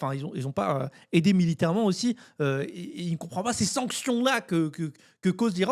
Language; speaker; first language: French; native; French